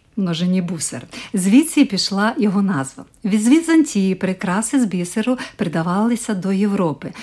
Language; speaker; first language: Ukrainian; native; Ukrainian